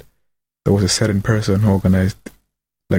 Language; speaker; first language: English; non-native, local second language; Kinyarwanda